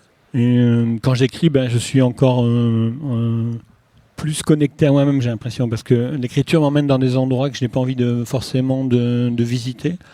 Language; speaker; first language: French; native; French